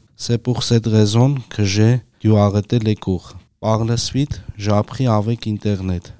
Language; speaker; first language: French; non-native, learner; Armenian